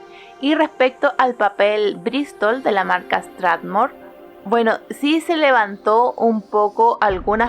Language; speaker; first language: Spanish; native; Spanish